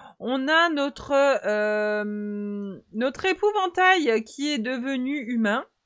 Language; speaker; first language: French; native; French